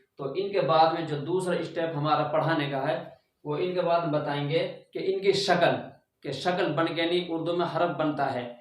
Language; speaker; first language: Hindi; native; Hindi